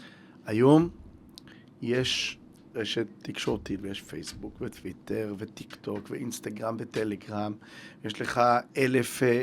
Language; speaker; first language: Hebrew; native; Hebrew